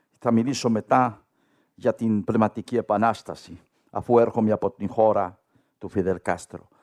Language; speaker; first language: Greek; non-native, learner; Spanish